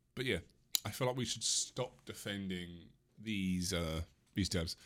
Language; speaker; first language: English; native; English